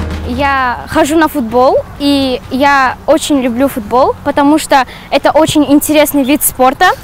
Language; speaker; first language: Russian; non-native, local second language; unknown